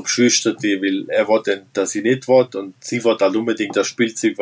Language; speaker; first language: German; non-native, local second language; Romansh